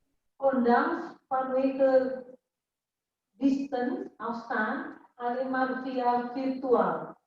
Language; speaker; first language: Dutch; non-native, fluent; Indonesian